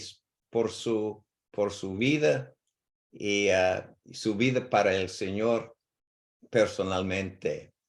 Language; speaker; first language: Spanish; non-native, learner; English